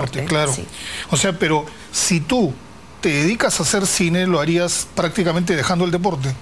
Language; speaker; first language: Spanish; native; Spanish